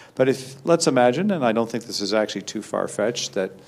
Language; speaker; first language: English; native; English